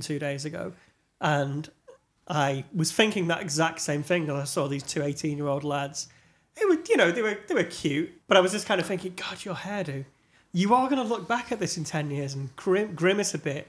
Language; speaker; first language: English; native; English